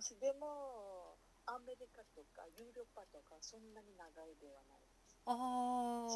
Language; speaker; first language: Japanese; non-native, learner; Nepali